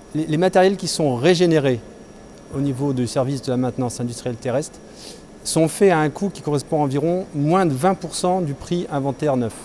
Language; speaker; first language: French; native; French